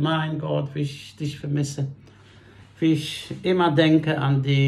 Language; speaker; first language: German; non-native, fluent; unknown